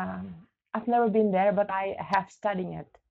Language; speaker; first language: English; non-native, learner; Indonesian